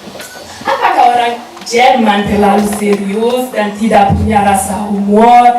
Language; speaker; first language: Indonesian; non-native, learner; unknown